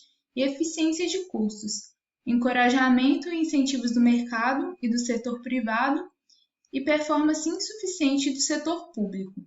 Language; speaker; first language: Portuguese; native; Portuguese